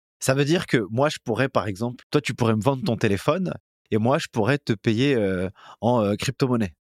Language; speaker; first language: French; native; French